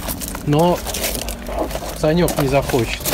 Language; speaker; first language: Russian; native; Russian